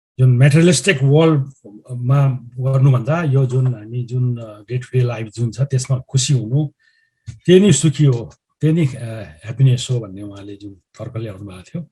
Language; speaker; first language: Nepali; native; Nepali